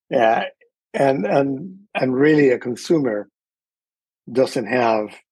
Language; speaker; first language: English; early bilingual, other home language; Spanish